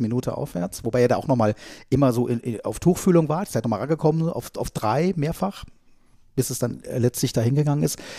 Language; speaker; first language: German; native; German